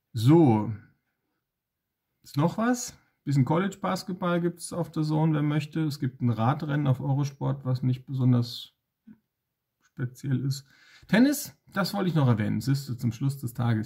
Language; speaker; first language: German; native; German